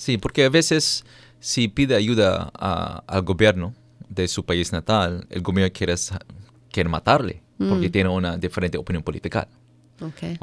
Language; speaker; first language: Spanish; non-native, fluent; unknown